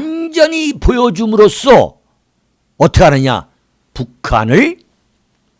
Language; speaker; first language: Korean; native; Korean